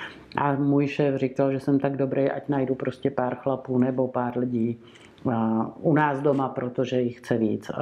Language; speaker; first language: Czech; native; Czech